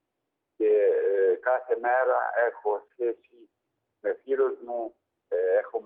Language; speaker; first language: Greek; non-native, learner; Ukrainian